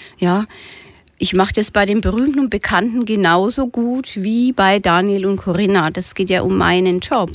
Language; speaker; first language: German; native; German